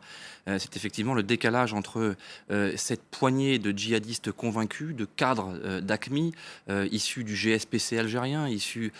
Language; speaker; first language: French; native; French